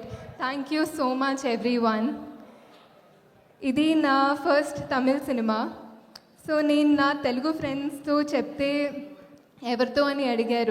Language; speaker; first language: Telugu; non-native, local second language; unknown